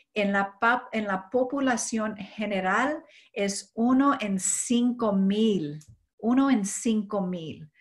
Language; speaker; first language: Spanish; non-native, fluent; English